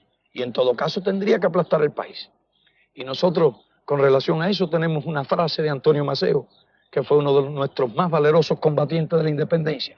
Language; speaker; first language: Spanish; native; Spanish